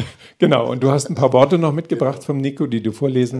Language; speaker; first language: German; native; German